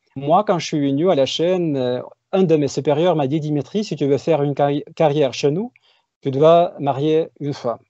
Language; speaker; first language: French; non-native, fluent; Russian